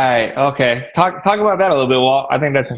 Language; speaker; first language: English; native; English